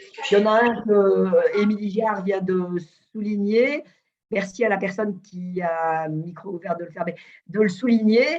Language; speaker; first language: French; native; French